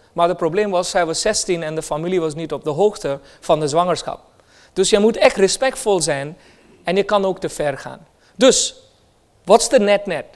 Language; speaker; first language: Dutch; non-native, fluent; Hindi